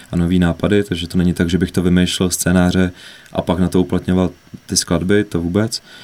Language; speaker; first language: Czech; native; Czech